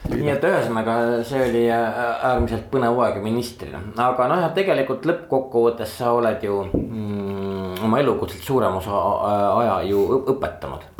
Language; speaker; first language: Estonian; native; Estonian